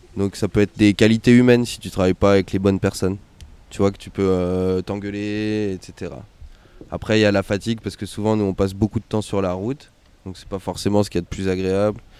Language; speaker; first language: French; native; French